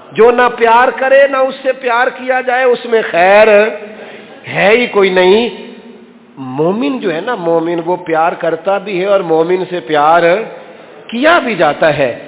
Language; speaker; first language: Urdu; non-native, local second language; Punjabi